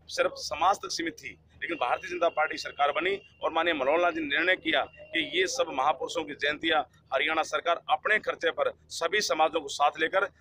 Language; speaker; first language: Hindi; native; Hindi